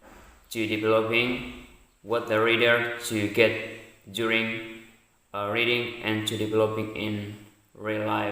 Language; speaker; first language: English; non-native, learner; Indonesian